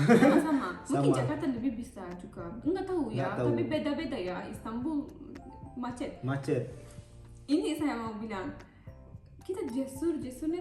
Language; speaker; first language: Indonesian; non-native, learner; Turkish